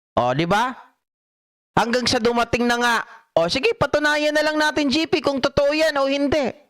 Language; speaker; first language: Filipino; non-native, local second language; Iloko